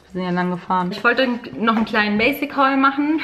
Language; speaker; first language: German; native; German